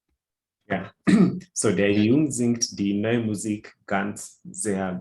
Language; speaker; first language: German; non-native, fluent; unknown